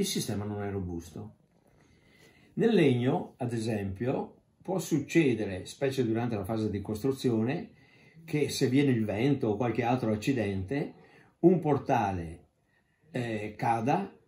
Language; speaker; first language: Italian; native; Italian